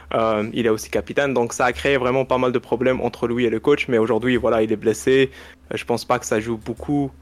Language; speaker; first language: French; non-native, local second language; Arabic